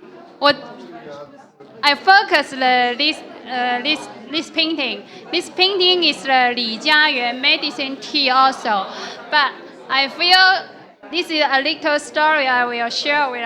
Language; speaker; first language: English; non-native, learner; Chinese